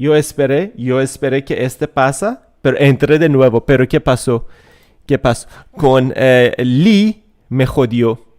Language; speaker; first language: Spanish; non-native, fluent; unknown